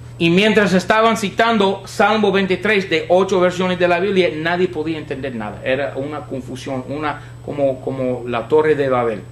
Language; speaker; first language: Spanish; non-native, fluent; English